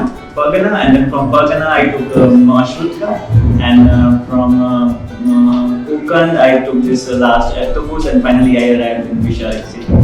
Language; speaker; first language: English; non-native, local second language; Hindi